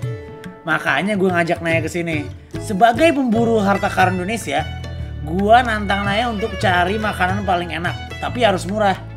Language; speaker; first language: Indonesian; native; Indonesian